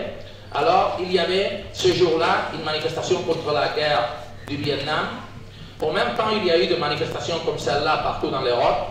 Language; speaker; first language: French; non-native, fluent; Catalan